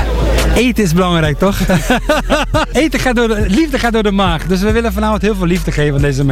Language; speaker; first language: Dutch; native; Dutch